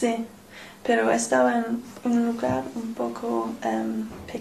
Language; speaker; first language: Spanish; non-native, learner; English